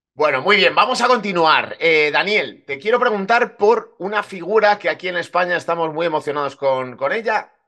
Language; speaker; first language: Spanish; native; Spanish